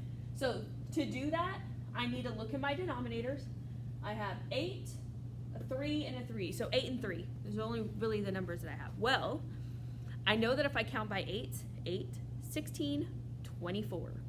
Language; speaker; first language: English; native; English